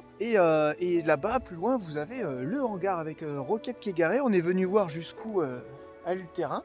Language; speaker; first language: French; native; French